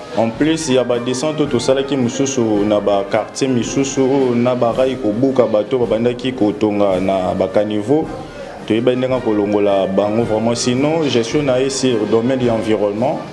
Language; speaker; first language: Lingala; native; Lingala